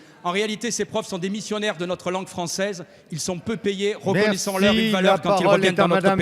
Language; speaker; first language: French; native; French